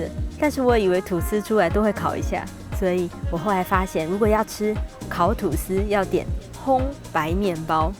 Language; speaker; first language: Chinese; native; Chinese